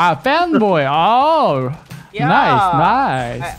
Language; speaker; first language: English; non-native, learner; Korean